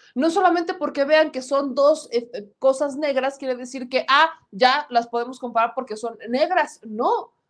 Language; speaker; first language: Spanish; native; Spanish